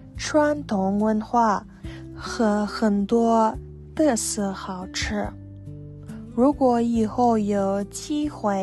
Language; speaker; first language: Chinese; non-native, learner; Russian